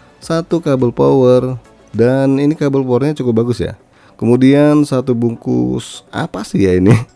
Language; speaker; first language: Indonesian; native; Indonesian